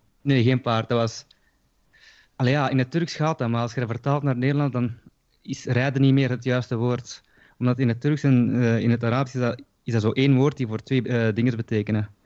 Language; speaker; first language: Dutch; early bilingual, other home language; Turkish